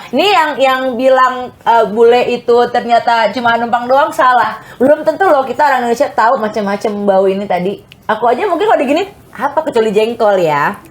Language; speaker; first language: Indonesian; native; Indonesian